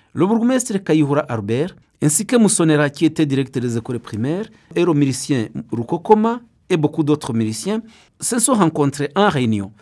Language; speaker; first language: French; non-native, local second language; Kinyarwanda